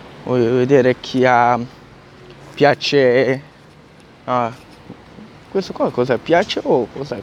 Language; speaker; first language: Italian; non-native, fluent; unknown